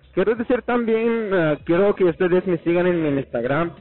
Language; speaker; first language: Spanish; non-native, fluent; Arabic